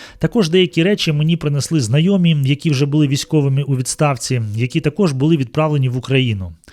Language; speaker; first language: Ukrainian; non-native, local second language; Russian